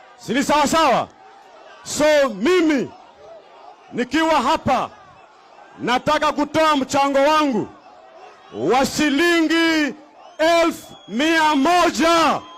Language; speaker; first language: Swahili; non-native, local second language; Luyia